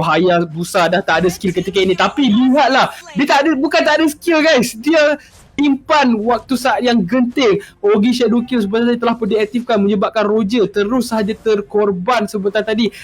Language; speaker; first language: Malay; native; Malay